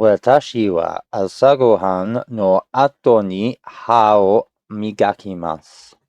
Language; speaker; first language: Japanese; non-native, learner; English